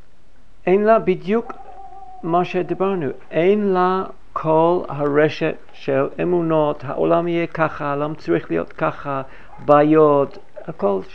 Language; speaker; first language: Hebrew; non-native, fluent; English